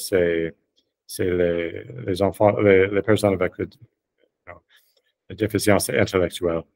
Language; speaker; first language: French; non-native, fluent; English